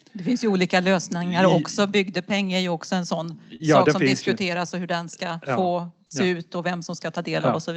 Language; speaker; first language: Swedish; native; Swedish